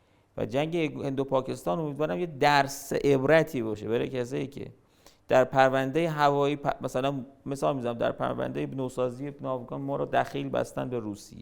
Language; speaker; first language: Persian; native; Persian